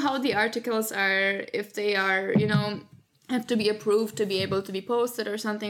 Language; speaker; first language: English; non-native, fluent; Slovak